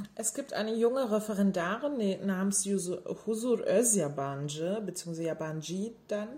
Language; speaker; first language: German; early bilingual, other home language; Turkish